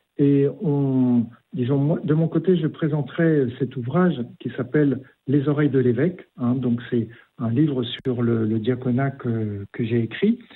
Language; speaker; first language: French; native; French